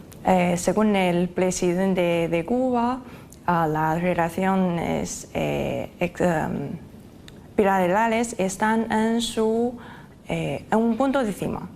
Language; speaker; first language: Spanish; non-native, fluent; Chinese